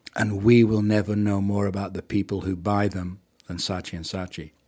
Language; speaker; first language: English; native; English